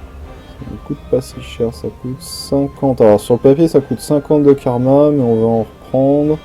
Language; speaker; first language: French; native; French